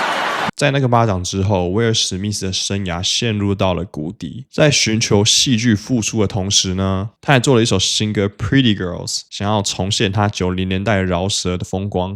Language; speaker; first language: Chinese; native; Chinese